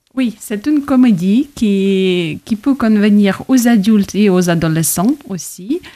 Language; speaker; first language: French; non-native, fluent; Ukrainian